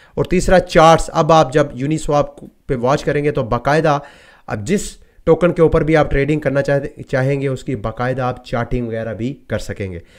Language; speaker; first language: Urdu; native; Urdu